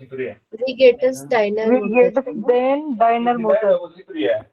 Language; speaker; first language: German; non-native, learner; Nepali